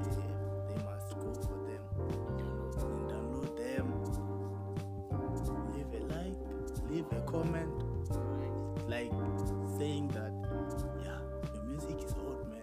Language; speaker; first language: English; non-native, local second language; Venda